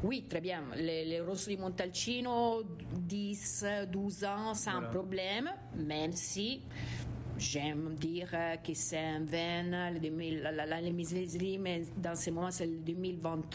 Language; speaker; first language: French; non-native, fluent; Italian